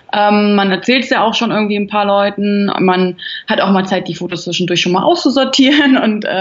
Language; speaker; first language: German; native; German